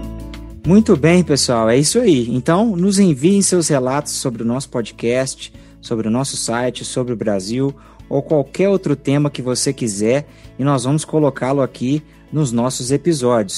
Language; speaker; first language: Portuguese; native; Portuguese